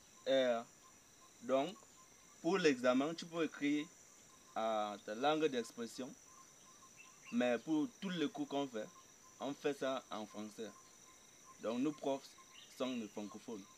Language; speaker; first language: French; non-native, local second language; English